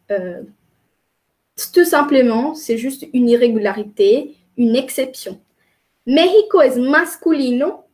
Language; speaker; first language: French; non-native, fluent; Spanish